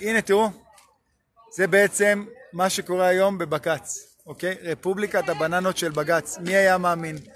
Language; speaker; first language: Hebrew; native; Hebrew